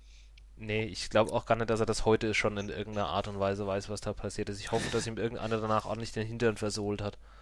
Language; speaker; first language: German; native; German